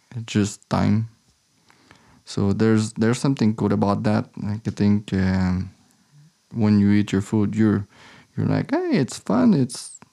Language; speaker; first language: English; non-native, learner; French